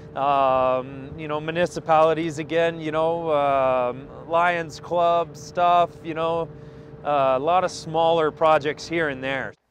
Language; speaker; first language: English; native; English